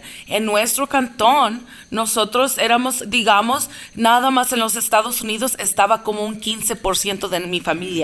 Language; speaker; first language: Spanish; early bilingual, heritage; Spanish